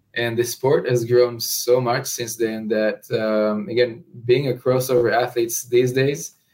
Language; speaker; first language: English; non-native, fluent; Hebrew